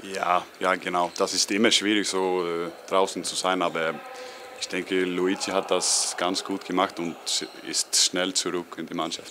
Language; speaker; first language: German; non-native, learner; Icelandic